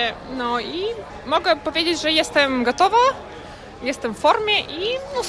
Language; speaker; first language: Polish; non-native, fluent; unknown